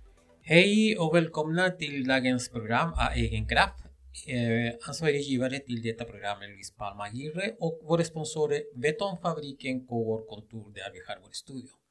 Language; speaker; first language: Swedish; non-native, fluent; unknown